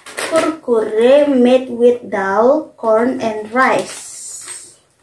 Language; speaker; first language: English; non-native, learner; Indonesian